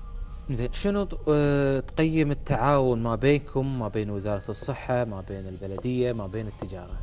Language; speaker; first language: Arabic; native; Arabic